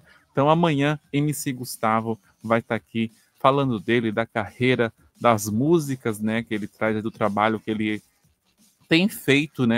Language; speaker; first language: Portuguese; native; Portuguese